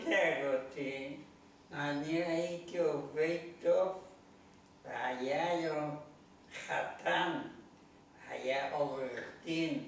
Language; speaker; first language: Hebrew; non-native, learner; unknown